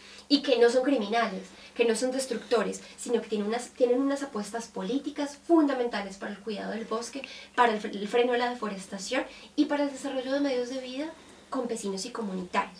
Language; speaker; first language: Spanish; native; Spanish